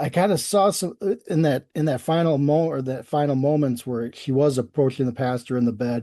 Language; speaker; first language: English; native; English